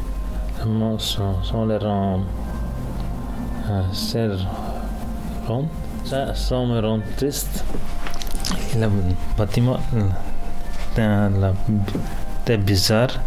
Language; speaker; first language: French; non-native, learner; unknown